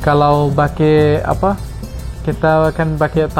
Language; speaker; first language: Indonesian; non-native, fluent; Arabic